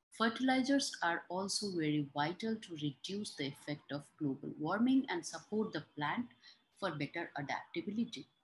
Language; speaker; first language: English; non-native, local second language; Hindi